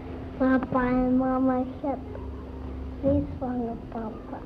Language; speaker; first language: Dutch; early bilingual, other home language; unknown